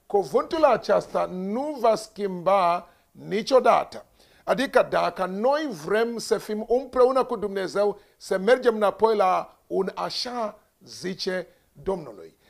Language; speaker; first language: Romanian; non-native, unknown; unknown